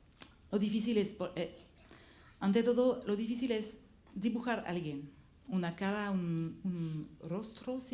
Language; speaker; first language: Spanish; non-native, learner; French